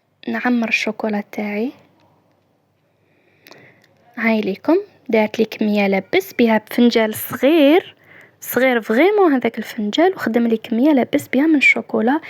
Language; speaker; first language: Arabic; native; Arabic